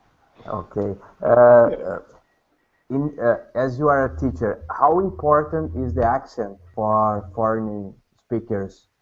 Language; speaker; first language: English; non-native, learner; Portuguese